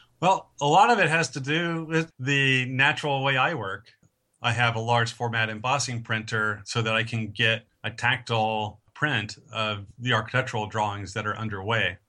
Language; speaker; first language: English; native; English